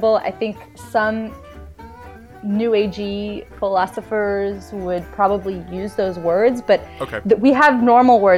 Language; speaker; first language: English; early bilingual, other home language; Tamil